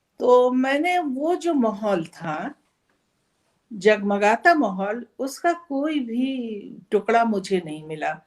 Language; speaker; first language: Hindi; native; Hindi